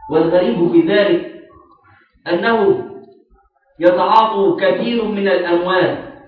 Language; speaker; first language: Arabic; native; Arabic